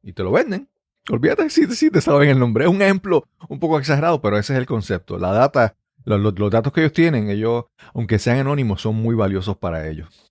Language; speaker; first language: Spanish; native; Spanish